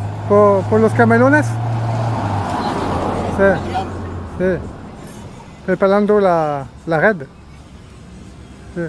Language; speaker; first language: Spanish; non-native, learner; French